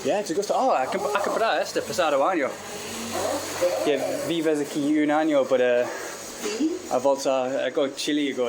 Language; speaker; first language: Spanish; non-native, learner; English